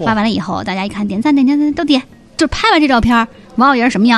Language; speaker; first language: Chinese; native; Chinese